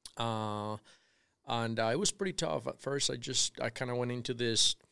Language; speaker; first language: English; non-native, fluent; Spanish